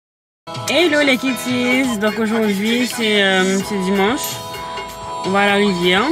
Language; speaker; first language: French; native; French